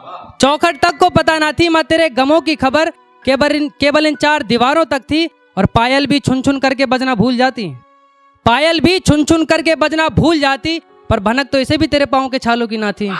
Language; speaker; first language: Hindi; native; Hindi